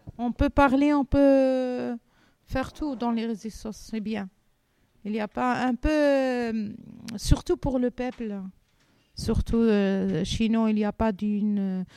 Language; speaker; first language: French; non-native, local second language; Arabic